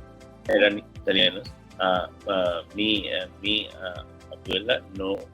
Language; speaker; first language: Spanish; non-native, learner; English